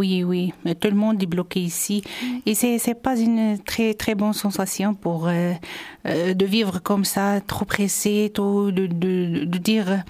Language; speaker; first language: French; non-native, local second language; Arabic